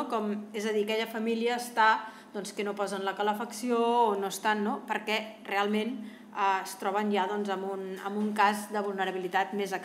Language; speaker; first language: Catalan; native; Catalan